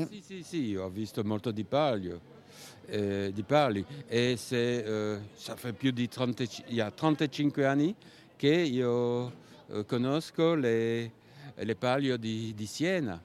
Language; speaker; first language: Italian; non-native, learner; French